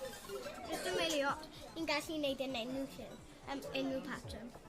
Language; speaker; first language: Welsh; non-native, local second language; English